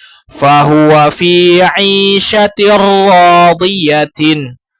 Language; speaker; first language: Arabic; non-native, fluent; Indonesian